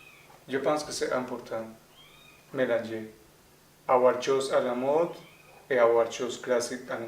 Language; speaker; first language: French; non-native, fluent; Spanish